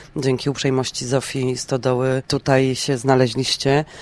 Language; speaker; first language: Polish; native; Polish